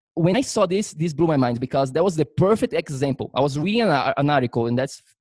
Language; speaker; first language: English; non-native, fluent; Portuguese